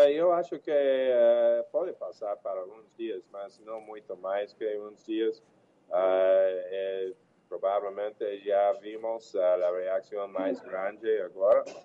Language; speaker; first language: Portuguese; non-native, learner; English